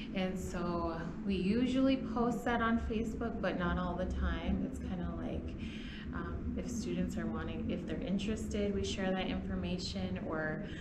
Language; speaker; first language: English; native; English